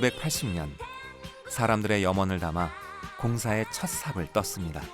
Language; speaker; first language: Korean; native; Korean